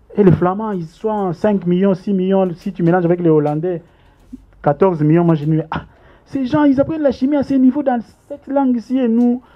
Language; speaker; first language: French; non-native, local second language; Lingala